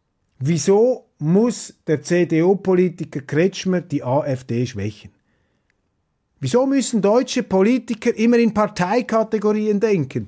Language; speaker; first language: German; non-native, local second language; Swiss German